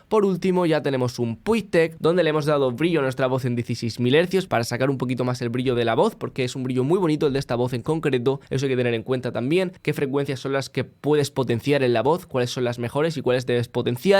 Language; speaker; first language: Spanish; native; Spanish